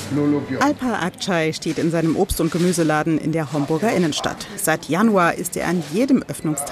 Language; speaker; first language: German; native; German